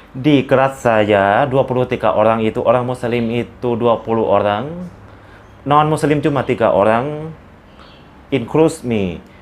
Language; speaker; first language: Indonesian; non-native, learner; Lao